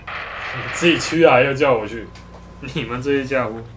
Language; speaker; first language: Chinese; native; Chinese